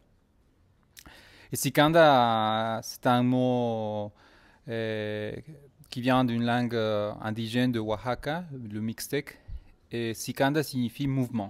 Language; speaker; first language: French; non-native, fluent; Spanish